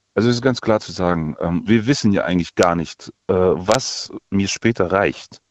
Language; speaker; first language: German; non-native, fluent; Russian